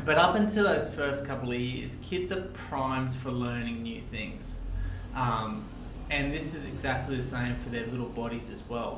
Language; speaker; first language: English; native; English